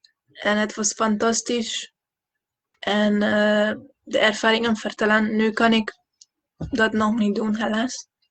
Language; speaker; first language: Dutch; non-native, fluent; Hungarian